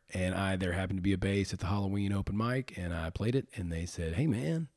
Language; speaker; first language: English; native; English